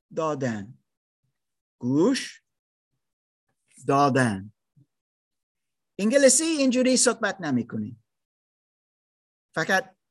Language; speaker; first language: Persian; non-native, learner; German